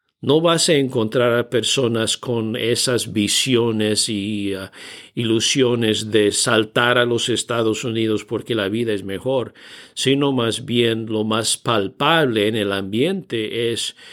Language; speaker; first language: Spanish; non-native, fluent; English